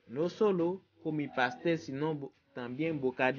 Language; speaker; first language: Spanish; non-native, fluent; Haitian Creole